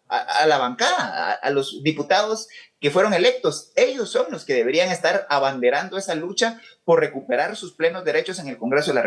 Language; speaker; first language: Spanish; native; Spanish